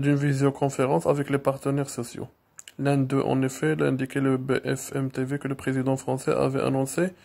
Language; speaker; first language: French; non-native, local second language; Arabic